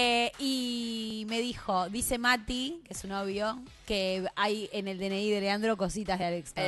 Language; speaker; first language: Spanish; native; Spanish